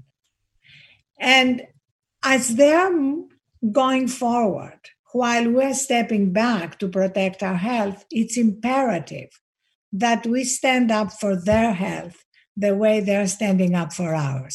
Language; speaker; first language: English; non-native, fluent; Greek